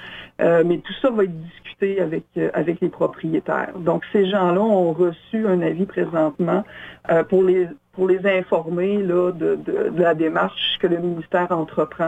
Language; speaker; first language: French; native; French